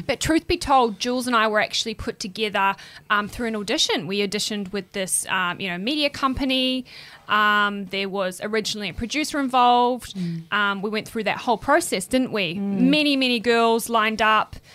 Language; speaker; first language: English; native; English